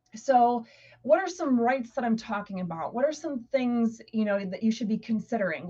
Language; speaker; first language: English; native; English